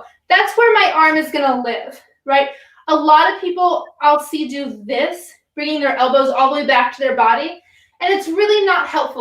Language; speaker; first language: English; native; English